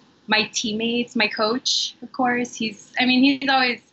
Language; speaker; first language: English; early bilingual, other home language; Spanish